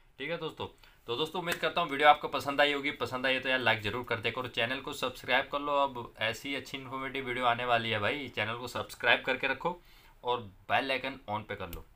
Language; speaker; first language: Hindi; non-native, local second language; Punjabi